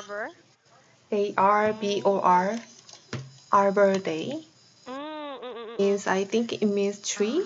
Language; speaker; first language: English; non-native, fluent; Korean